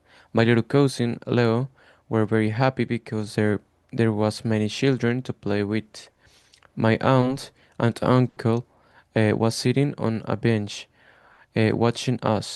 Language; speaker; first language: English; non-native, learner; Spanish